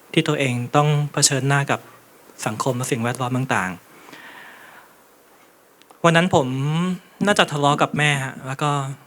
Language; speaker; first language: Thai; native; Thai